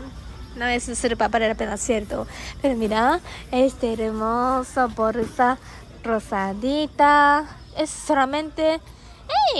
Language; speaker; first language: Spanish; non-native, learner; Japanese